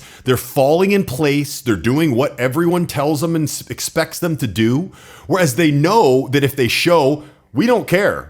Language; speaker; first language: English; native; English